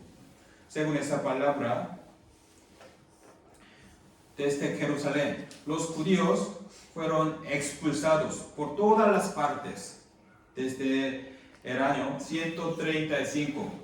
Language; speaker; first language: Spanish; non-native, fluent; Korean